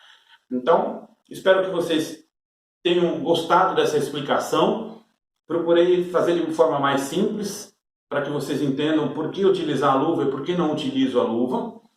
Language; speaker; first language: Portuguese; native; Portuguese